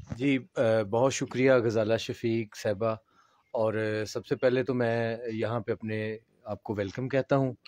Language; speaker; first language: Urdu; non-native, local second language; Punjabi